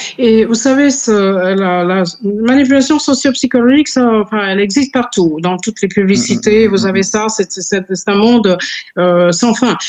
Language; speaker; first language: French; non-native, fluent; Serbian